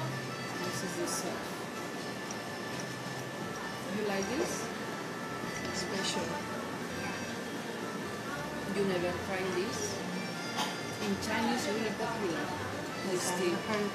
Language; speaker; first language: English; non-native, learner; Spanish